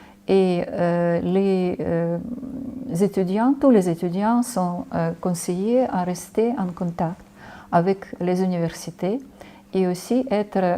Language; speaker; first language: French; non-native, fluent; Ukrainian